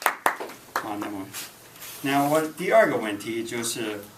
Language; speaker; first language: Chinese; non-native, fluent; English